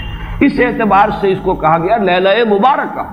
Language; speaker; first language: Urdu; native; Urdu